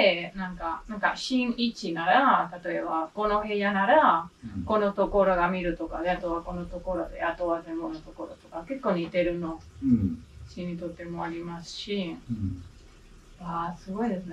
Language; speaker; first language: Japanese; non-native, learner; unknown